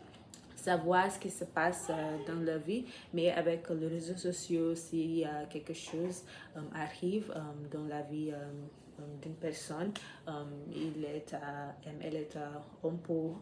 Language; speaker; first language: French; non-native, learner; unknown